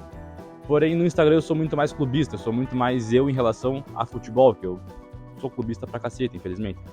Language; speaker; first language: Portuguese; native; Portuguese